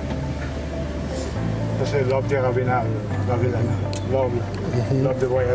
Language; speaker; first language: French; non-native, local second language; Morisyen